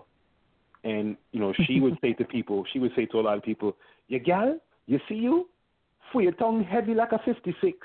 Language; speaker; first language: English; early bilingual, other home language; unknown